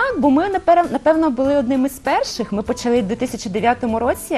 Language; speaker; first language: Ukrainian; non-native, local second language; Russian